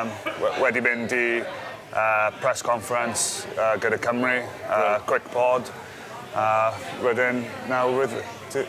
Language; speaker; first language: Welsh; non-native, local second language; English